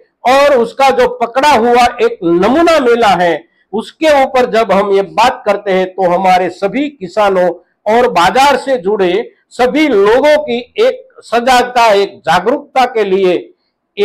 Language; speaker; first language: Hindi; non-native, local second language; Gujarati